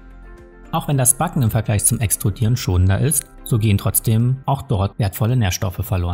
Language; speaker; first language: German; native; German